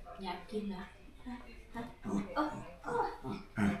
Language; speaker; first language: German; non-native, learner; Thai